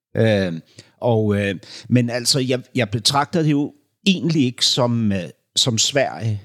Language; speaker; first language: Danish; native; Danish